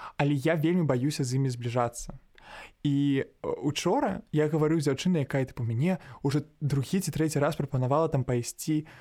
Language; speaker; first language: Belarusian; native; Belarusian